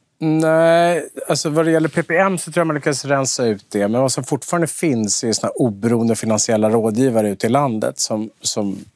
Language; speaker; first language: Swedish; native; Swedish